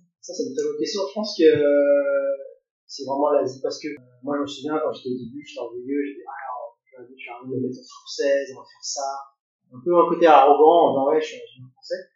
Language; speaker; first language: French; early bilingual, other home language; Cantonese